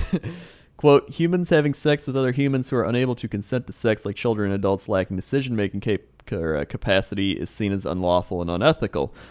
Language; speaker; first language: English; native; English